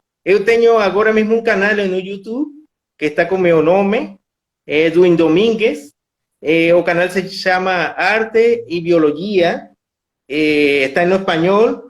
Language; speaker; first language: Portuguese; non-native, fluent; Spanish